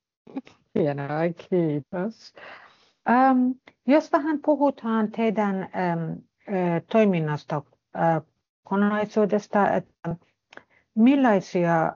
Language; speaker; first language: Finnish; non-native, fluent; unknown